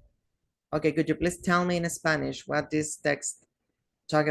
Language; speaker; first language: English; non-native, fluent; Spanish